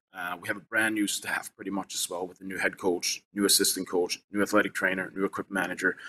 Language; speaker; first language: English; non-native, fluent; Swedish